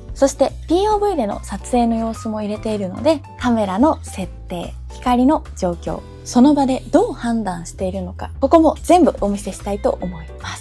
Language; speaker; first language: Japanese; native; Japanese